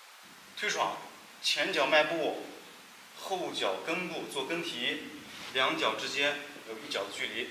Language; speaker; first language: Chinese; native; Chinese